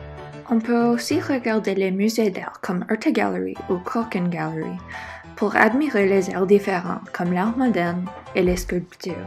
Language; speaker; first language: French; non-native, local second language; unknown